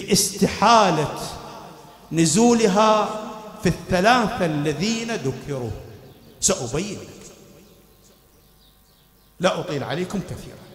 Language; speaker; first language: Arabic; native; Arabic